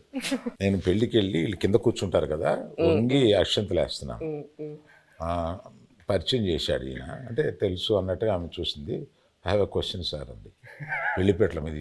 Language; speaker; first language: Telugu; native; Telugu